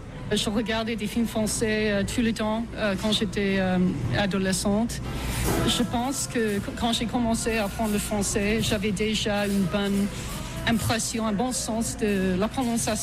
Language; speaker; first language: French; non-native, fluent; English